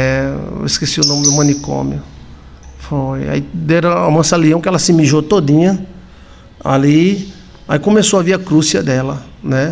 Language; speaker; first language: Portuguese; native; Portuguese